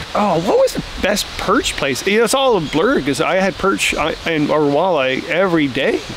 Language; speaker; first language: English; native; English